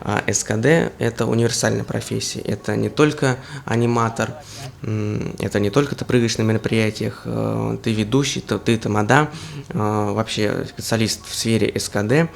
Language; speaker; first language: Russian; native; Russian